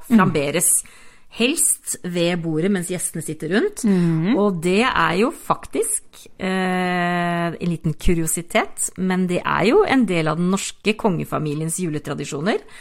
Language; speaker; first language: Norwegian; native; Norwegian